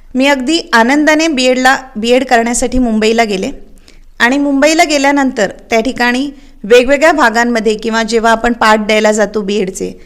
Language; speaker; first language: Marathi; native; Marathi